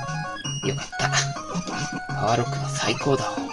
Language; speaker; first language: Japanese; native; Japanese